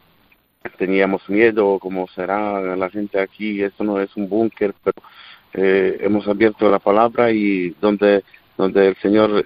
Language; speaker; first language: Spanish; non-native, fluent; Polish